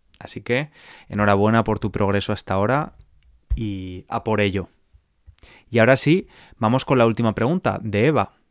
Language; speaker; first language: Spanish; native; Spanish